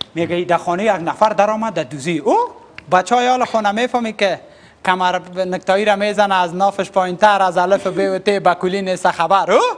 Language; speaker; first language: Persian; native; Persian